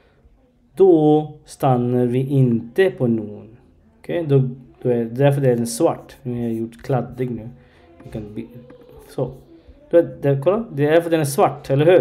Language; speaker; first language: Swedish; non-native, learner; Arabic